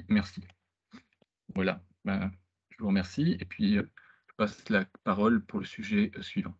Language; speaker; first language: French; native; French